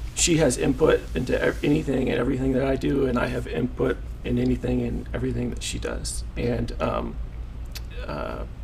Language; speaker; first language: English; native; English